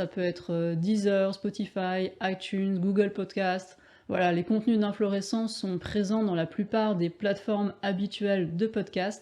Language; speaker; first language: French; native; French